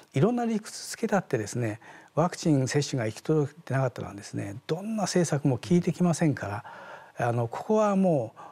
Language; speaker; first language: Japanese; native; Japanese